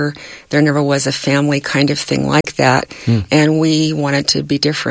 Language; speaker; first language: English; native; English